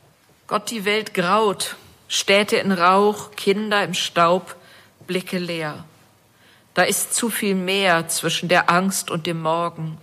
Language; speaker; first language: German; native; German